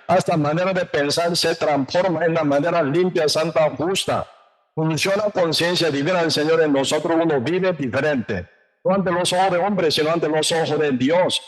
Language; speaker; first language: Spanish; non-native, learner; Korean